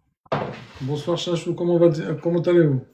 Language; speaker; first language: French; native; French